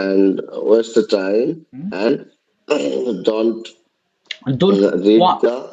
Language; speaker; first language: English; non-native, learner; Bangla